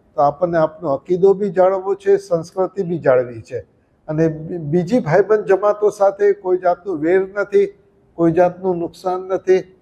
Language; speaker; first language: Gujarati; early bilingual, heritage; Gujarati